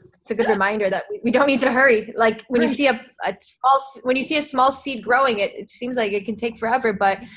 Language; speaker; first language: English; native; English